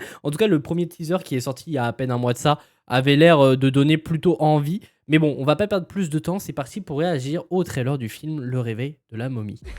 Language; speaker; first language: French; native; French